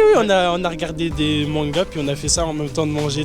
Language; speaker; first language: French; native; French